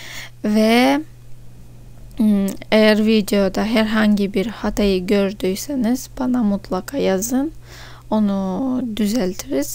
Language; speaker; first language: Turkish; non-native, fluent; Russian